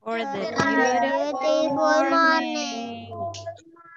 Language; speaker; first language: English; non-native, fluent; Indonesian